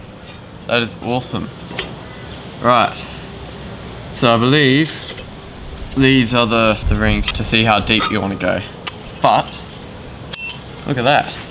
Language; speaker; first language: English; native; English